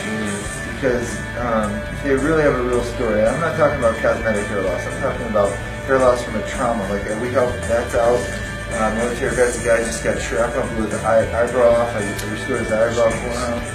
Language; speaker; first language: English; native; English